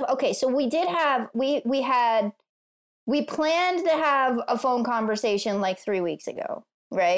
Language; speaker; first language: English; native; English